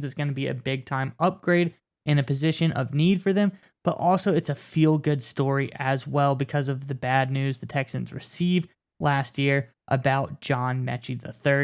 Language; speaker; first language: English; native; English